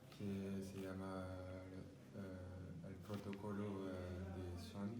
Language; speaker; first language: Spanish; non-native, learner; French